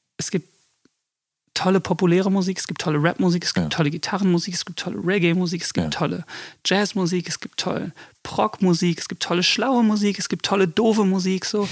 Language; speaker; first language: German; early bilingual, other home language; English